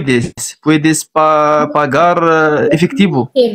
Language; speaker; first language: Spanish; non-native, learner; Arabic